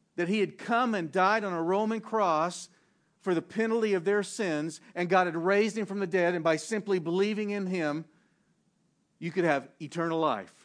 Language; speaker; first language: English; native; English